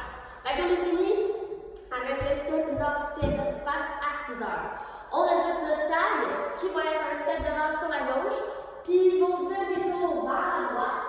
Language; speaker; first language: French; native; French